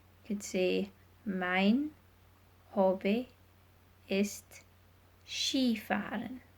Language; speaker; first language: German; non-native, fluent; English